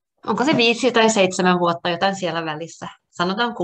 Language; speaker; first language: Finnish; non-native, local second language; Swedish